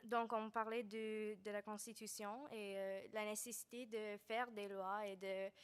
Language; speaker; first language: French; non-native, learner; English